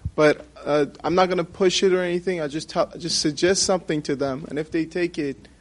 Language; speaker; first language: English; non-native, fluent; Persian